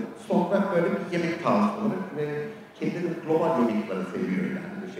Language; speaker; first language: Turkish; non-native, learner; German